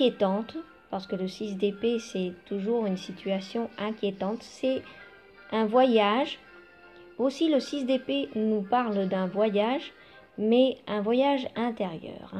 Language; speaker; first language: French; non-native, fluent; Spanish